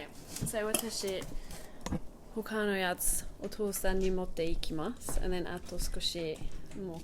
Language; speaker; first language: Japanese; non-native, learner; English